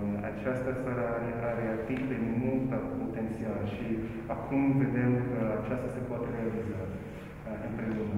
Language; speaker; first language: Romanian; non-native, learner; English